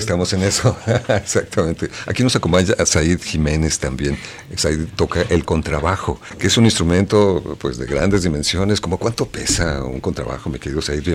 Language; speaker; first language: Spanish; native; Spanish